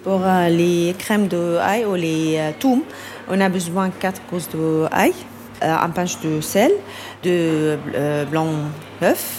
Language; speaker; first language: French; non-native, learner; Arabic